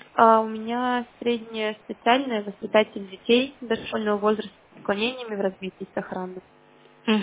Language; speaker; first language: Russian; native; Russian